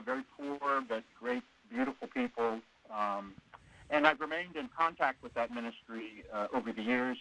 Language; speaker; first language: English; native; English